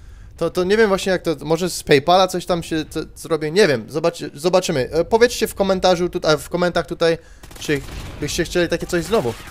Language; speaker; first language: Polish; early bilingual, heritage; Polish